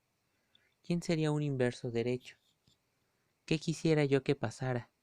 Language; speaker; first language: Spanish; native; Spanish